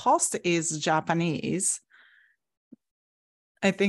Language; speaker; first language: English; non-native, fluent; Japanese